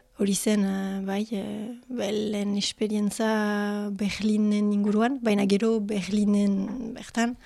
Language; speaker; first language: Basque; non-native, local second language; French